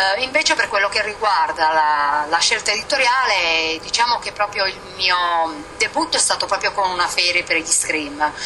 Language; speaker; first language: Italian; early bilingual, heritage; Italian